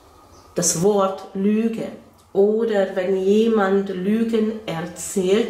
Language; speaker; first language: German; non-native, fluent; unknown